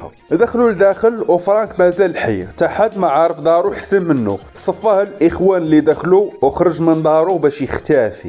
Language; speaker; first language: Arabic; native; Arabic